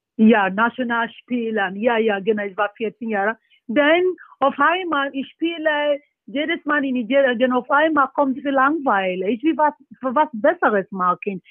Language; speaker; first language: German; non-native, learner; Yoruba